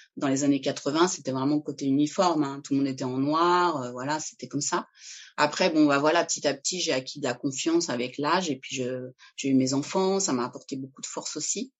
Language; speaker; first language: French; early bilingual, other home language; Spanish